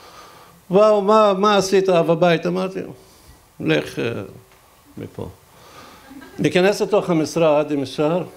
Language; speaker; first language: Hebrew; non-native, local second language; Arabic